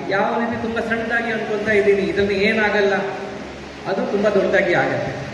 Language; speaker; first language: Kannada; non-native, fluent; Hindi